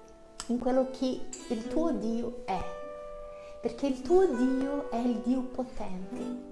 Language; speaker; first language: Italian; non-native, fluent; Portuguese